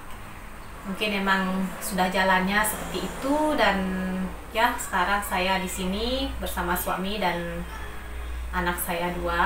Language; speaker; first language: Indonesian; non-native, local second language; Balinese